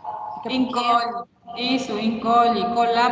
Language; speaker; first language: Portuguese; non-native, fluent; Spanish